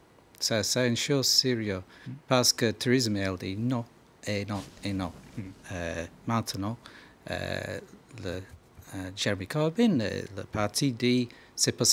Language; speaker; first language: French; non-native, learner; English